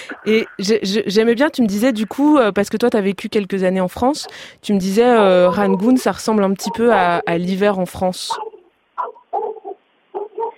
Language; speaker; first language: French; native; French